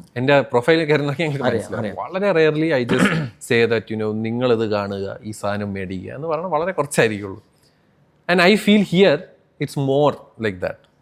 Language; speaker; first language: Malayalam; native; Malayalam